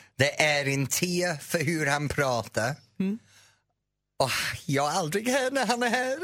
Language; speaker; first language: Swedish; non-native, fluent; English